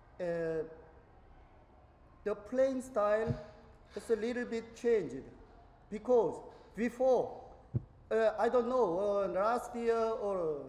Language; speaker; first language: English; non-native, learner; Korean